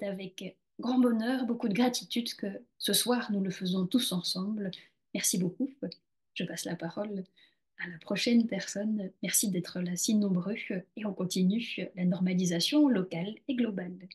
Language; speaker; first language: French; native; French